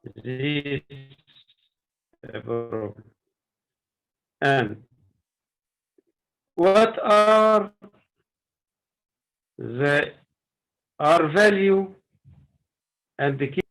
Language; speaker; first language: English; non-native, learner; Arabic